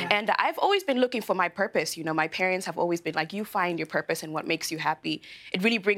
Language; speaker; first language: English; non-native, local second language; Luo (Kenya and Tanzania)